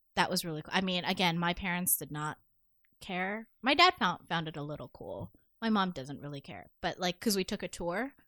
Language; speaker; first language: English; native; English